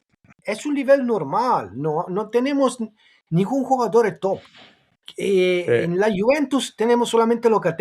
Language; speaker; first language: Spanish; non-native, fluent; Italian